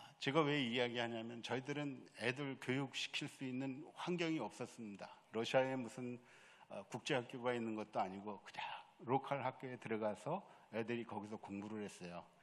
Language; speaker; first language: Korean; native; Korean